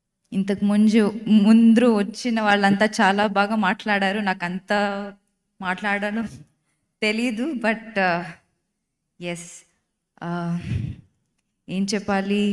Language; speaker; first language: Telugu; non-native, learner; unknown